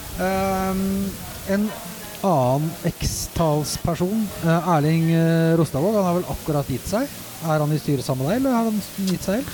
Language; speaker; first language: Norwegian; native; Norwegian